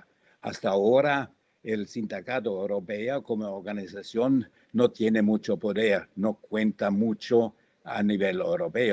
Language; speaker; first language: Spanish; non-native, fluent; German